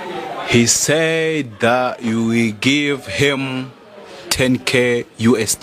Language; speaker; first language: English; non-native, fluent; Kinyarwanda